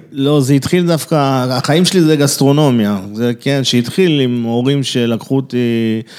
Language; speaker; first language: Hebrew; early bilingual, other home language; French